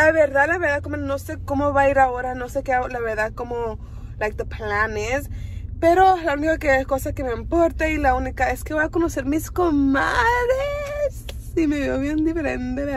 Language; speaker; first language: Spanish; early bilingual, heritage; Spanish